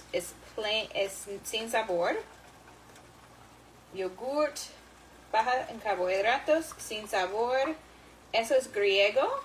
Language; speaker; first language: Spanish; non-native, learner; English